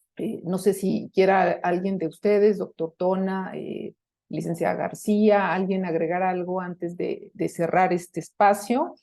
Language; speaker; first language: Spanish; native; Spanish